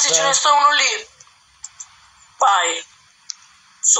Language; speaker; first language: Italian; native; Italian